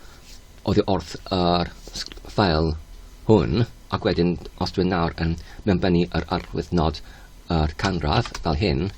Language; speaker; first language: Welsh; non-native, learner; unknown